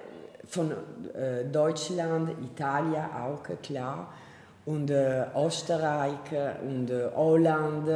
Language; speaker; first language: German; non-native, learner; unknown